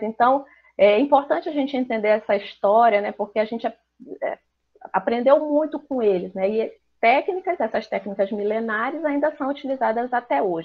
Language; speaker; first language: Portuguese; native; Portuguese